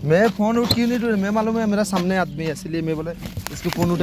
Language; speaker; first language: Hindi; non-native, learner; Bangla